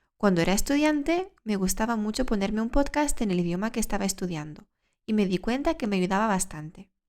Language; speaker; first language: Spanish; early bilingual, other home language; Lithuanian